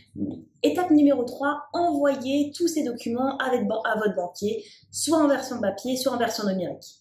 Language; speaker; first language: French; native; French